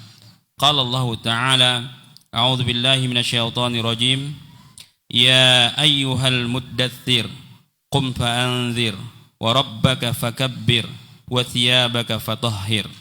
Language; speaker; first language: Arabic; non-native, fluent; Indonesian